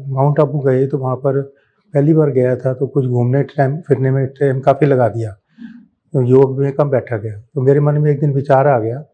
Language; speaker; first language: Hindi; native; Hindi